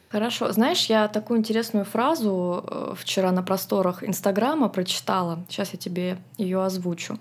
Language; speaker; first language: Russian; native; Russian